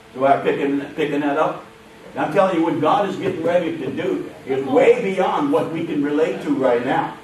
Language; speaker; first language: English; native; English